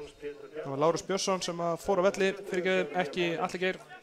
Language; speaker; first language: Icelandic; native; Icelandic